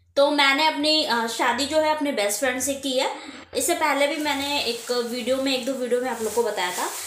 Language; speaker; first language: Hindi; native; Hindi